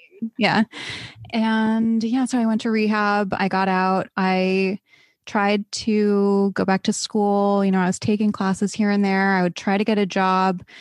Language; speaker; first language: English; native; English